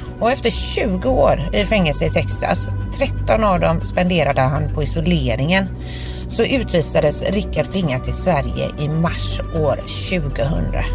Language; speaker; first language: Swedish; native; Swedish